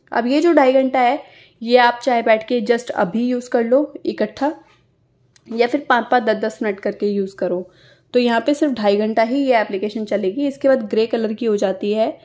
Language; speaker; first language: Hindi; native; Hindi